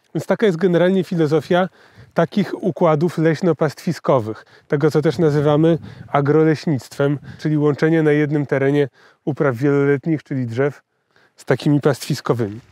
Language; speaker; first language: Polish; native; Polish